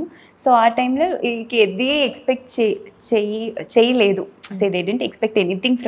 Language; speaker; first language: Telugu; non-native, learner; Tamil